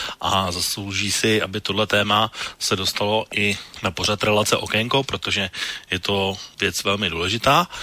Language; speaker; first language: Czech; native; Czech